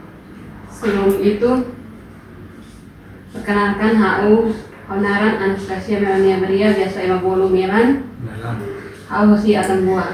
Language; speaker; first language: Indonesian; non-native, local second language; Tetum